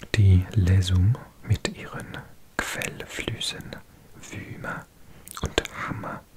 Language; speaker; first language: German; non-native, learner; English